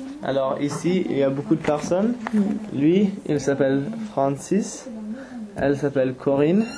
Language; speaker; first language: French; non-native, fluent; English